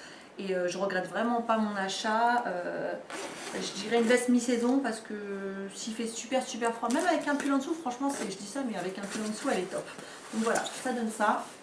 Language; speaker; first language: French; native; French